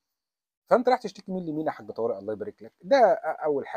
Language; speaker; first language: Arabic; native; Arabic